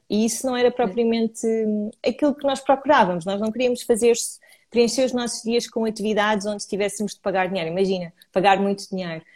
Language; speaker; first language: Portuguese; native; Portuguese